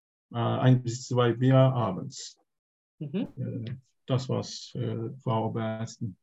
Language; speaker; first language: German; non-native, learner; Turkish